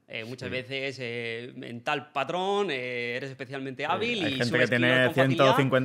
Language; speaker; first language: Spanish; native; Spanish